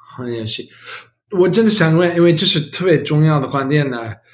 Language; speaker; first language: Chinese; non-native, learner; English